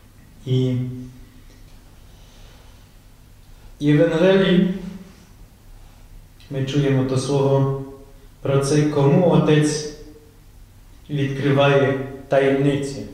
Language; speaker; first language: Ukrainian; non-native, fluent; Polish